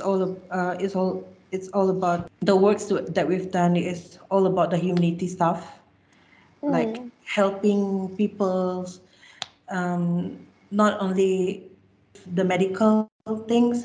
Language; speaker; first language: English; non-native, local second language; Malay